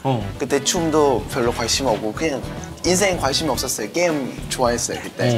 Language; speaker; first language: Korean; non-native, fluent; Thai